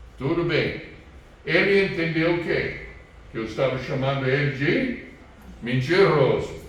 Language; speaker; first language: Portuguese; non-native, fluent; English